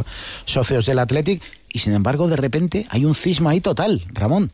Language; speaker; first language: Spanish; native; Spanish